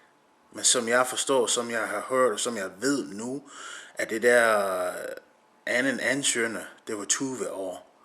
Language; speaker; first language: Danish; non-native, learner; English